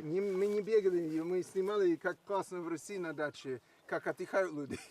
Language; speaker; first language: Russian; non-native, fluent; English